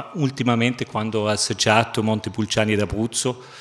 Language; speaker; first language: Italian; non-native, fluent; German